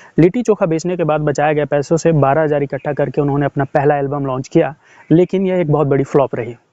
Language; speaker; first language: Hindi; native; Hindi